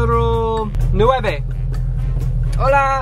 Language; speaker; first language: Spanish; non-native, learner; English